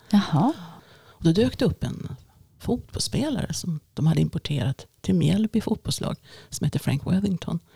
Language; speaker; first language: Swedish; early bilingual, other home language; Finnish